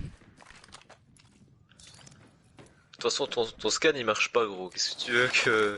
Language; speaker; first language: French; native; French